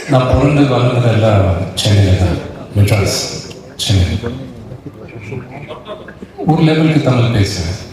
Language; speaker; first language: Tamil; non-native, local second language; Telugu